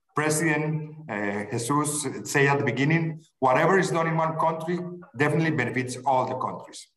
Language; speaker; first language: English; non-native, fluent; Spanish